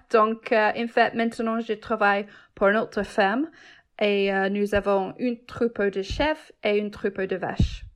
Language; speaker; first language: French; non-native, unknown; English